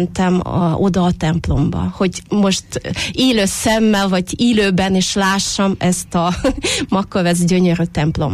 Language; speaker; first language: Hungarian; non-native, fluent; Russian